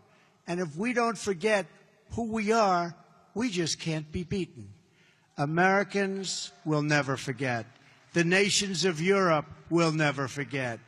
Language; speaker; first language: English; native; English